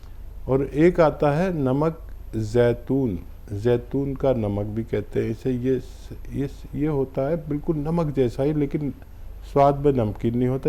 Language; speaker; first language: Hindi; native; Hindi